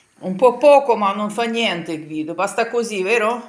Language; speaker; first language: Italian; non-native, learner; Ukrainian